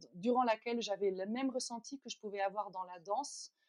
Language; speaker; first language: French; non-native, fluent; Dutch